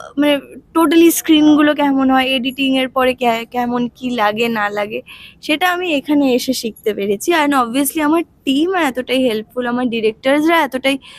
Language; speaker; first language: Bangla; non-native, learner; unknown